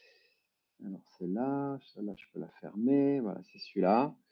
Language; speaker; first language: French; native; French